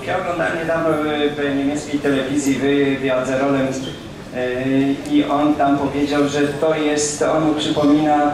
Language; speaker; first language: Polish; native; Polish